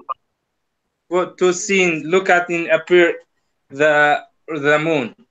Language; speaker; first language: English; non-native, learner; Kurdish